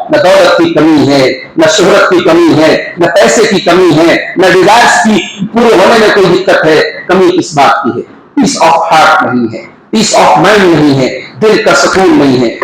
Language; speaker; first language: Urdu; native; Urdu